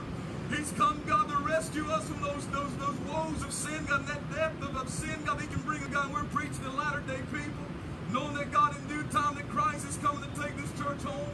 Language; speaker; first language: English; native; English